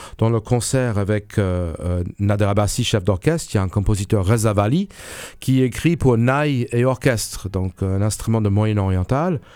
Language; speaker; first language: French; non-native, fluent; English